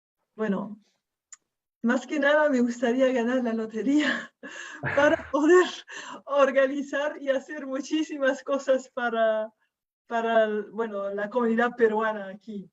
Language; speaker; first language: Spanish; non-native, fluent; Dutch